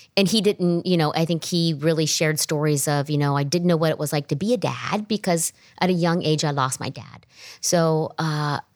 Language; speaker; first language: English; native; English